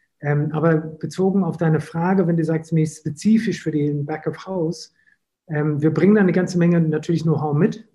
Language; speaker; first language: German; non-native, fluent; English